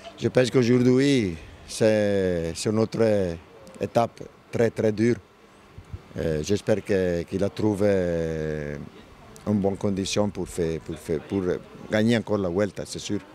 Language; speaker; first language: French; non-native, learner; Italian